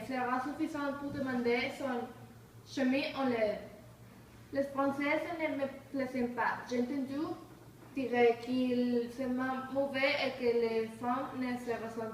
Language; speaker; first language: French; non-native, learner; Spanish